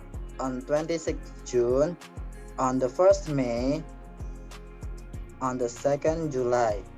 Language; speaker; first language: English; non-native, learner; Indonesian